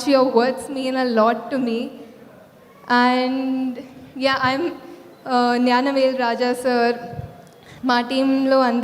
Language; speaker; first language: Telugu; non-native, fluent; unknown